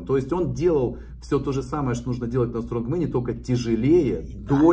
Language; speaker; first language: Russian; native; Russian